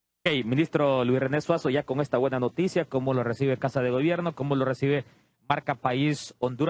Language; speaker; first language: Spanish; native; Spanish